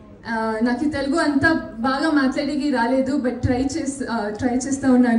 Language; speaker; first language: Telugu; non-native, learner; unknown